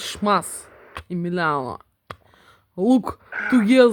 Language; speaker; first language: English; non-native, learner; Russian